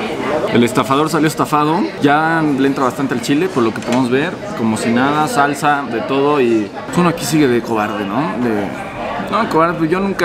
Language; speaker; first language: Spanish; native; Spanish